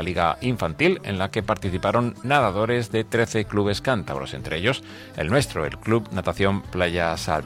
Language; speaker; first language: Spanish; native; Spanish